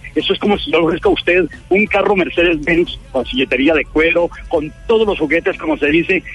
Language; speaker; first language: Spanish; native; Spanish